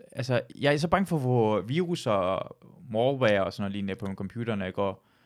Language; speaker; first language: Danish; early bilingual, other home language; Persian